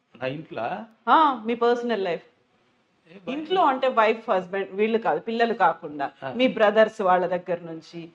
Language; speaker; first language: Telugu; native; Telugu